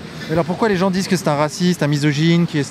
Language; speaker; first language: French; native; French